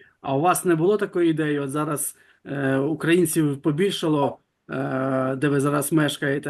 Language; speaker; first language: Ukrainian; native; Ukrainian